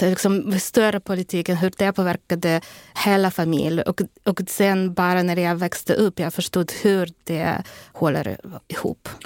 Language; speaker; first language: Swedish; non-native, fluent; Ukrainian